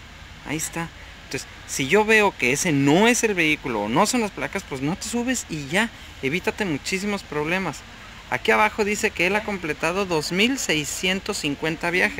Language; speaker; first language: Spanish; native; Spanish